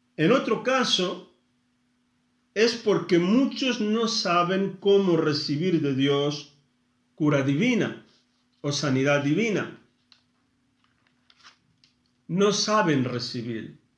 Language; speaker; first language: Spanish; non-native, fluent; Portuguese